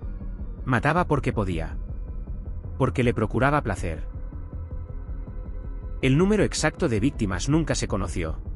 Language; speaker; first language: Spanish; native; Spanish